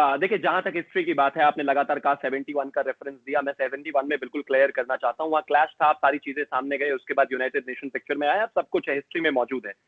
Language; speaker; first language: Hindi; native; Hindi